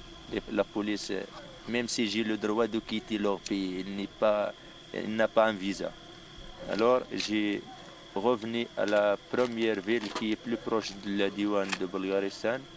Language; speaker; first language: French; non-native, local second language; Arabic